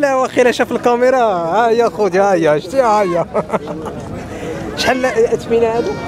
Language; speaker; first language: Arabic; native; Arabic